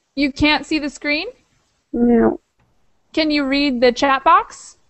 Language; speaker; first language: English; native; English